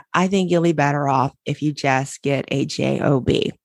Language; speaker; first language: English; native; English